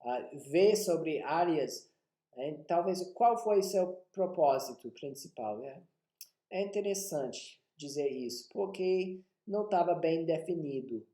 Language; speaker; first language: Portuguese; non-native, fluent; English